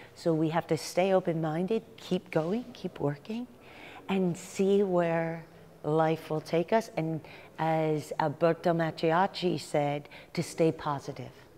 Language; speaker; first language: English; native; English